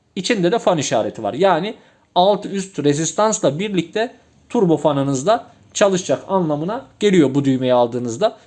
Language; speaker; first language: Turkish; native; Turkish